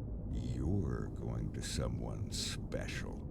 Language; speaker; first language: English; native; English